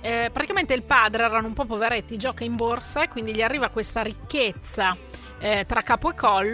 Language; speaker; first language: Italian; native; Italian